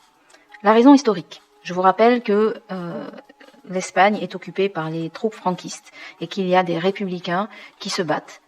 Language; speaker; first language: French; native; French